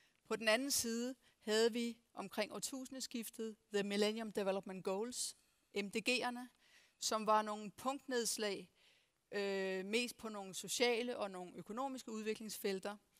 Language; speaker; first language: Danish; native; Danish